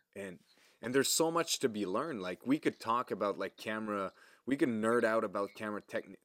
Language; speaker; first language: English; non-native, fluent; French